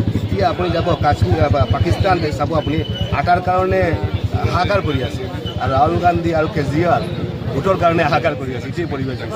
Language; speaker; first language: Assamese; non-native, local second language; Bangla